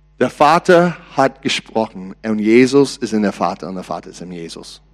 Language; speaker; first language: German; non-native, learner; English